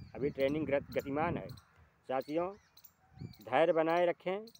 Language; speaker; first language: Hindi; native; Hindi